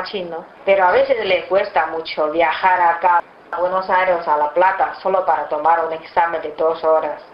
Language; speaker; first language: Spanish; non-native, fluent; Chinese